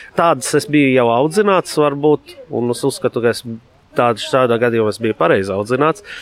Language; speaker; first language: Latvian; non-native, fluent; Arabic